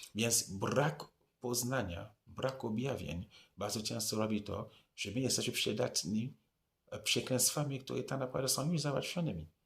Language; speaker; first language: Polish; non-native, fluent; French